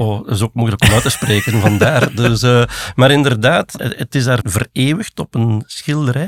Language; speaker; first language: Dutch; native; Dutch